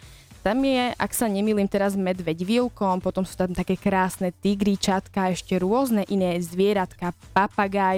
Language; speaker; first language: Slovak; native; Slovak